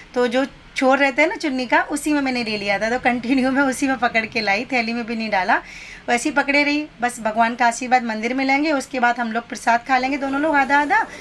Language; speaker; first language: Hindi; native; Hindi